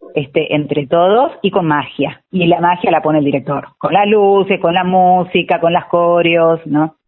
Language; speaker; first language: Spanish; native; Spanish